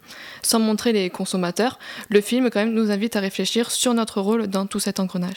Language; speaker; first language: French; native; French